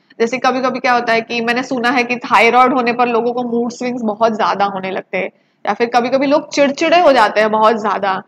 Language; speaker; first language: Hindi; non-native, local second language; Gujarati